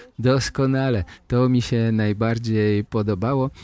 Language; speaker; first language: Polish; native; Polish